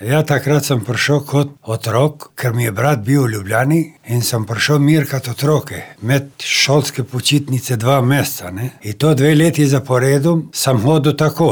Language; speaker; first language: Slovenian; non-native, fluent; Albanian